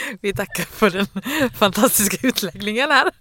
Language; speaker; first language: Swedish; native; Swedish